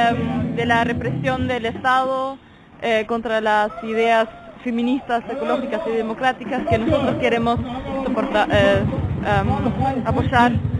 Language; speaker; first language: Spanish; non-native, learner; German